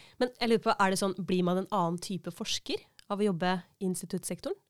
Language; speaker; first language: Norwegian; native; Norwegian